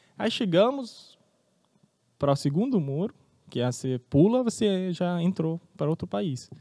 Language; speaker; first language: Portuguese; non-native, fluent; Arabic